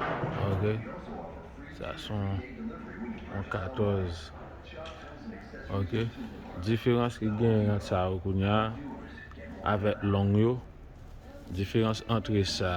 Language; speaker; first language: French; non-native, learner; Haitian Creole